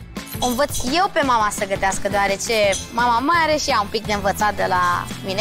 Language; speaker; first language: Romanian; early bilingual, heritage; Romanian